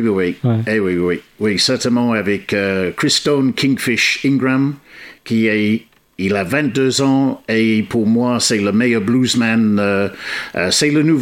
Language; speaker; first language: French; non-native, fluent; English